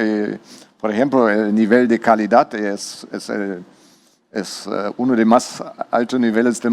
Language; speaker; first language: Spanish; non-native, learner; German